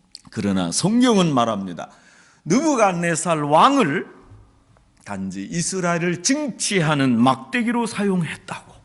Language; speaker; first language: Korean; native; Korean